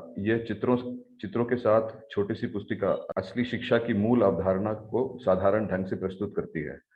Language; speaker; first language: Hindi; non-native, local second language; Malayalam